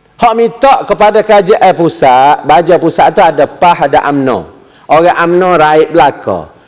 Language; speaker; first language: Malay; native; Malay